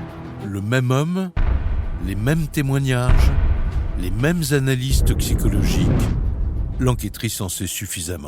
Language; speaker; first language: French; native; French